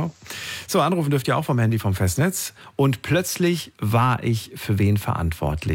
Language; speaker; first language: German; native; German